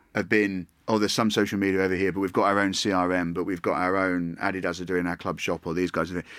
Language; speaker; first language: English; native; English